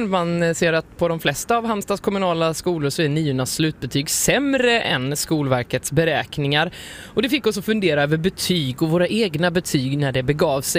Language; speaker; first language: Swedish; native; Swedish